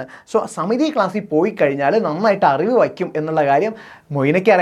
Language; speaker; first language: Malayalam; native; Malayalam